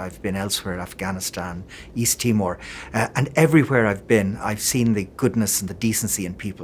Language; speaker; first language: English; native; English